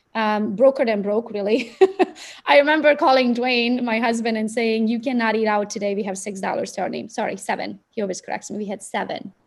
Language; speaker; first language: English; non-native, fluent; Romanian